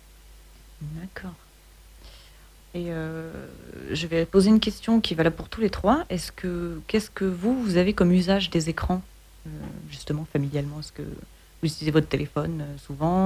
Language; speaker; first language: French; native; French